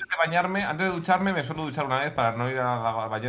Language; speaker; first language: Spanish; native; Spanish